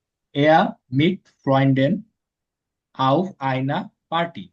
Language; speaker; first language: German; non-native, learner; Bangla